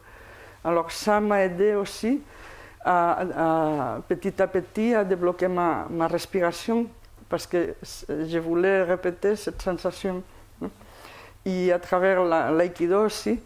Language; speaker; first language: French; non-native, fluent; Spanish